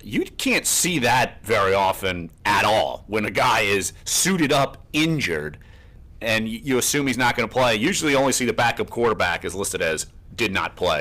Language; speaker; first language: English; native; English